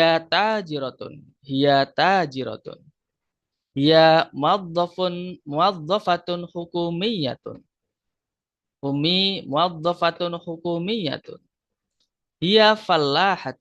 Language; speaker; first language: Arabic; non-native, fluent; Indonesian